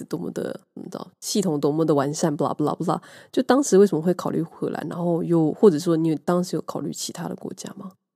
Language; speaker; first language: Chinese; native; Chinese